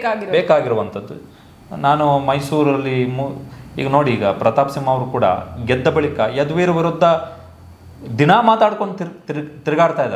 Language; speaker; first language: Kannada; native; Kannada